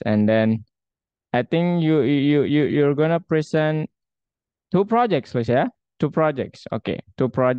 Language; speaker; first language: English; non-native, fluent; Indonesian